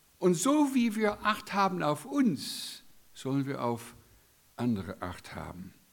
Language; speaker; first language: German; non-native, fluent; English